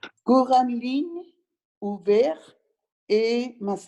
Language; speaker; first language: French; non-native, learner; Spanish